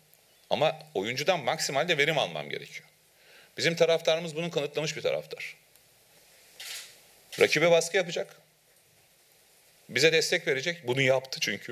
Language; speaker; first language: Turkish; native; Turkish